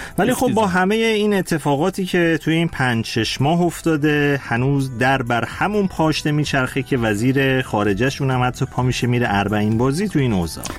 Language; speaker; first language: Persian; native; Persian